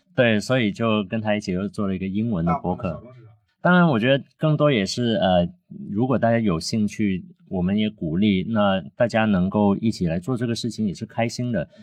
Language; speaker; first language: Chinese; non-native, local second language; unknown